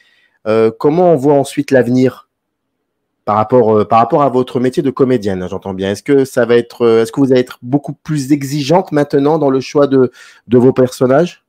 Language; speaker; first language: French; native; French